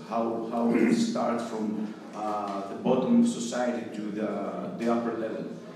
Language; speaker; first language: English; non-native, fluent; Italian